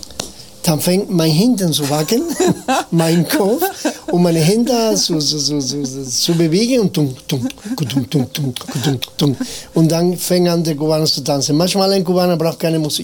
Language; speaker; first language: German; non-native, fluent; Spanish